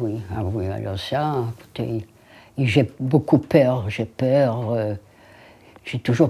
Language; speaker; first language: French; non-native, fluent; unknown